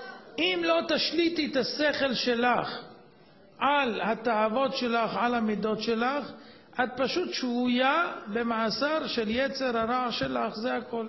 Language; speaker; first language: Hebrew; native; Hebrew